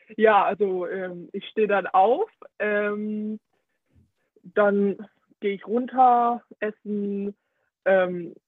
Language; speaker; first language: German; early bilingual, heritage; Danish